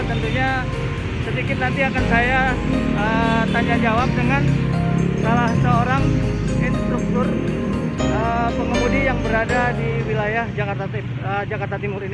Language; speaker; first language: Indonesian; native; Indonesian